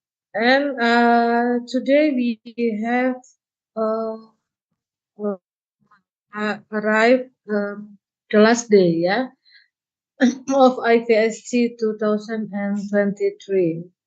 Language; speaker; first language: English; non-native, learner; Indonesian